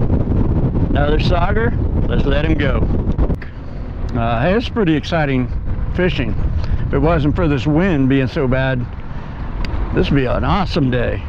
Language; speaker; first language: English; native; English